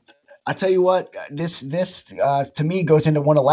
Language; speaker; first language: English; native; English